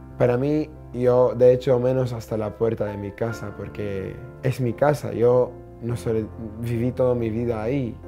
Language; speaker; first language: Spanish; non-native, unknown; Arabic